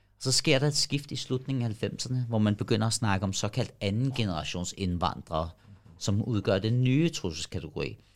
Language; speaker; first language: Danish; early bilingual, other home language; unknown